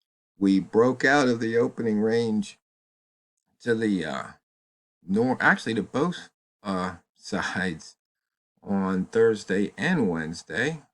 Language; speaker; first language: English; native; English